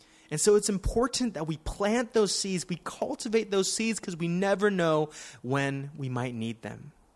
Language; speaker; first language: English; native; English